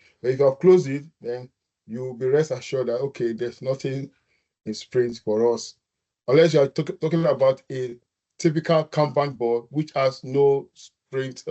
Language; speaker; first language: English; non-native, local second language; Yoruba